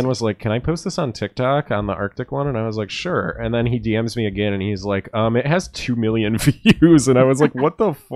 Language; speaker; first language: English; native; English